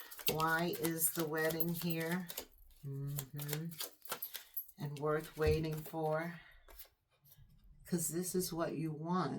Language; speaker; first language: English; native; English